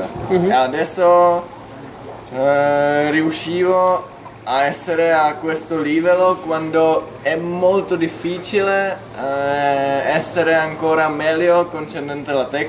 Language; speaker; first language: Italian; non-native, fluent; Czech